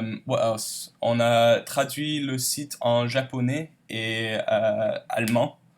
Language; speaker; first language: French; non-native, learner; English